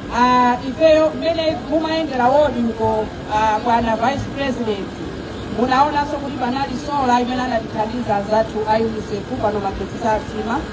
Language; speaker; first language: Nyanja; native; Nyanja